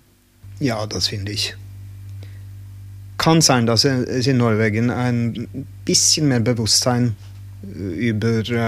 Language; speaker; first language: German; non-native, learner; Norwegian